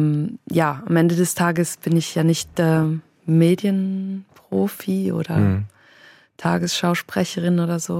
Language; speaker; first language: German; native; German